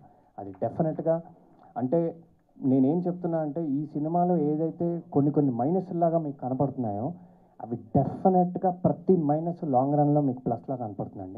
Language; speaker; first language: Telugu; native; Telugu